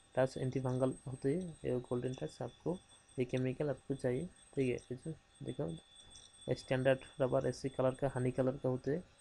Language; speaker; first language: Hindi; non-native, local second language; Bangla